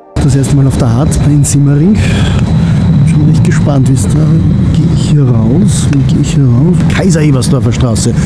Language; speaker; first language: German; native; German